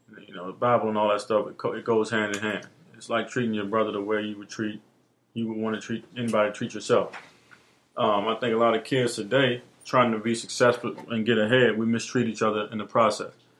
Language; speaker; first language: English; native; English